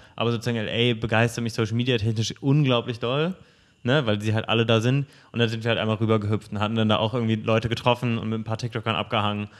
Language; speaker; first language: German; native; German